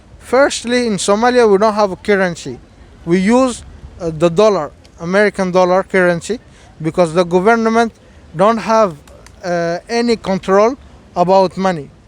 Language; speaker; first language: English; non-native, fluent; Somali